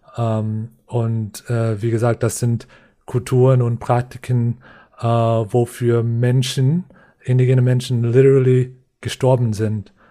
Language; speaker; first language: German; non-native, fluent; English